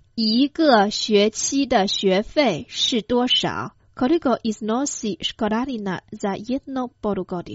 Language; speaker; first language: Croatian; non-native, fluent; Chinese